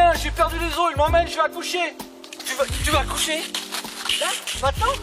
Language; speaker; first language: French; native; French